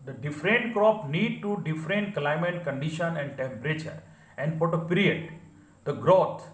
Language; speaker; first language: English; non-native, local second language; Hindi